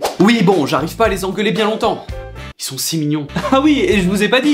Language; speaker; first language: French; native; French